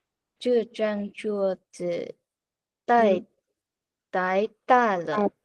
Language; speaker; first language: Chinese; non-native, learner; Vietnamese